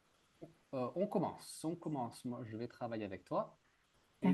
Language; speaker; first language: French; native; French